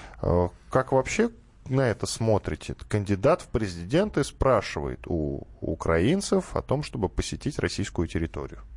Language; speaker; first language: Russian; native; Russian